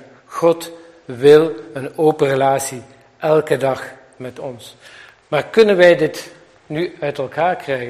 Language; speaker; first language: Dutch; native; Dutch